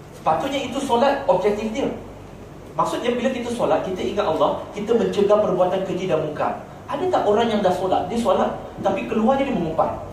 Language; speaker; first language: Malay; non-native, local second language; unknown